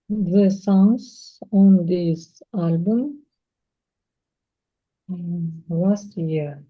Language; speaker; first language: English; non-native, learner; Russian